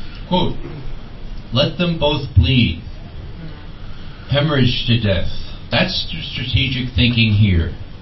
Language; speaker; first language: English; native; English